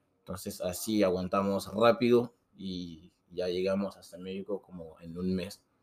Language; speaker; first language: Spanish; non-native, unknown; Susu